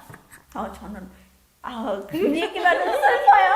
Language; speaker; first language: Korean; non-native, fluent; Khmer